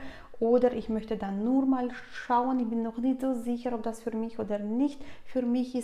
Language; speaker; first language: German; non-native, fluent; Russian